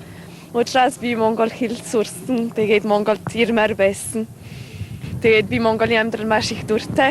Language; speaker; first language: Mongolian; non-native, learner; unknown